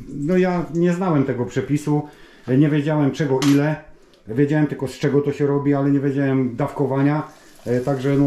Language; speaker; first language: Polish; native; Polish